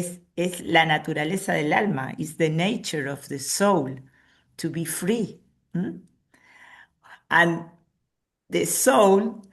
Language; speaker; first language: English; non-native, fluent; Spanish